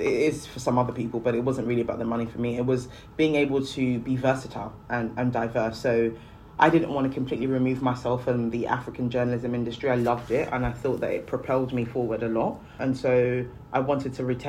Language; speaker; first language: English; native; English